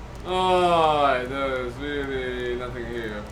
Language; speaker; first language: English; native; English